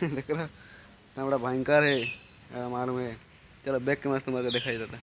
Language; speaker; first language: Hindi; non-native, local second language; Odia